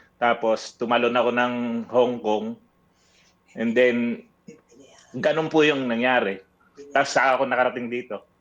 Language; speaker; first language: Filipino; native; Filipino